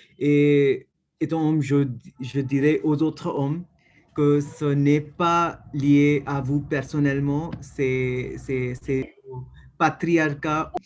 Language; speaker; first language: French; non-native, learner; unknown